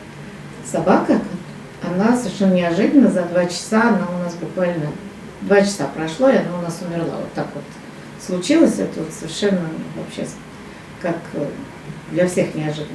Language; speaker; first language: Russian; native; Russian